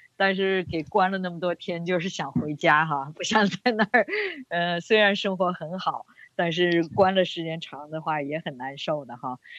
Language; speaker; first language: Chinese; native; Chinese